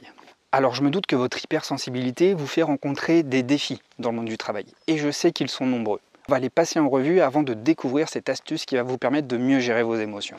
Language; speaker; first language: French; native; French